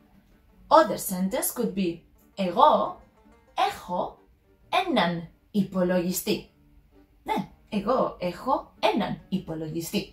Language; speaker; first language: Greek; non-native, learner; English